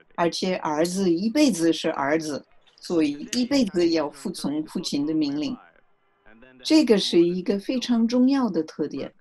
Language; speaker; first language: Chinese; non-native, fluent; French